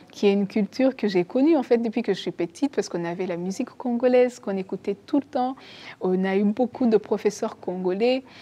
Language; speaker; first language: French; non-native, local second language; Kinyarwanda